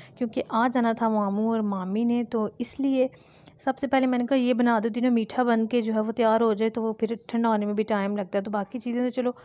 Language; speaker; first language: Hindi; native; Hindi